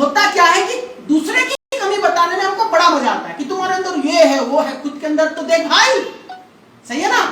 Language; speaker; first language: Hindi; non-native, local second language; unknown